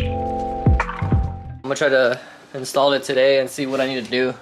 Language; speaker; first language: English; early bilingual, other home language; Spanish